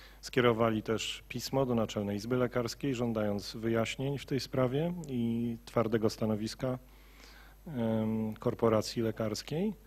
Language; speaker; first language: Polish; native; Polish